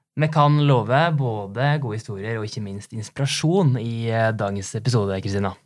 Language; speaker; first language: Norwegian; native; Norwegian